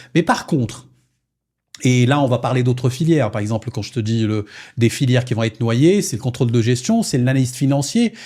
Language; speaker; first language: French; non-native, local second language; Arabic